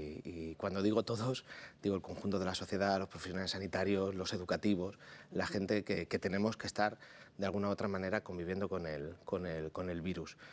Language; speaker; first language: Spanish; native; Spanish